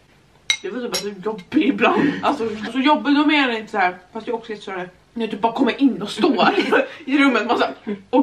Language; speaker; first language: Swedish; native; Swedish